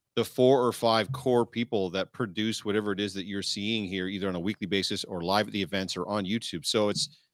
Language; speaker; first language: English; native; English